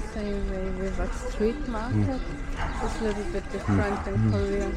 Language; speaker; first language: English; non-native, learner; German